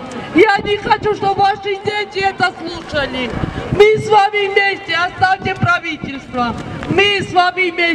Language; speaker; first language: Russian; non-native, fluent; Georgian